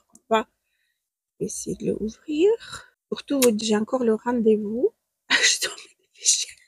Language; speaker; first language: French; non-native, fluent; Ukrainian